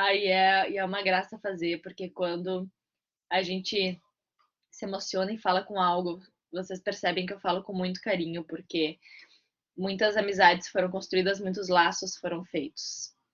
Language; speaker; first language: Portuguese; native; Portuguese